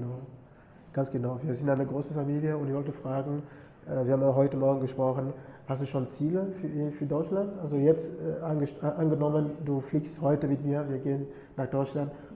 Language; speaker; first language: German; non-native, fluent; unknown